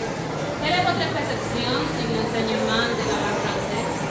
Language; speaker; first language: French; non-native, learner; Spanish